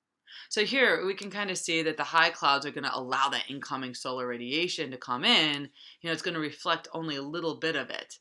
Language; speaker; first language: English; native; English